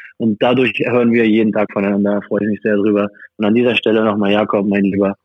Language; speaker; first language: German; non-native, fluent; French